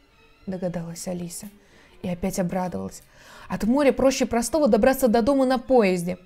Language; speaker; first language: Russian; native; Russian